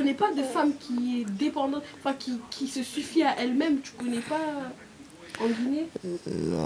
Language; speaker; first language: French; native; French